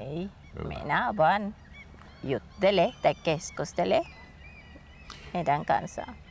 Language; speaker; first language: Finnish; non-native, learner; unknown